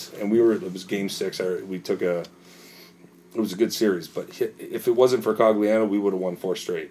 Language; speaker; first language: English; native; English